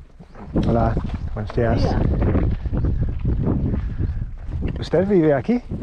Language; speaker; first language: Spanish; non-native, fluent; English